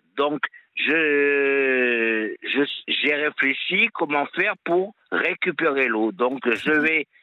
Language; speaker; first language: French; native; French